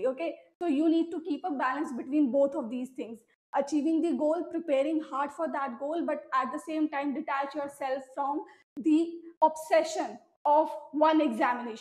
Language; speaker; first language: English; non-native, local second language; Hindi